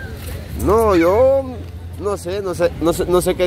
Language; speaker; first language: Spanish; native; Spanish